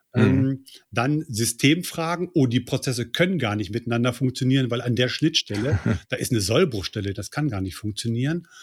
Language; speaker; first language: German; native; German